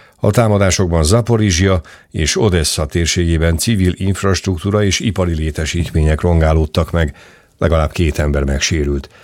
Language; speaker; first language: Hungarian; native; Hungarian